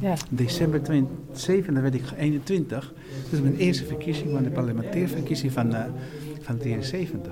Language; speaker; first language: Dutch; non-native, fluent; Spanish